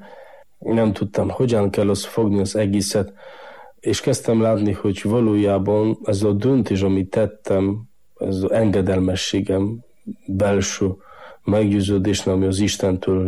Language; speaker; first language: Hungarian; non-native, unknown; Polish